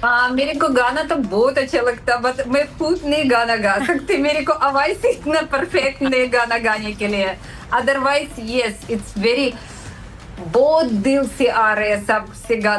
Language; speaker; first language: Hindi; non-native, learner; Russian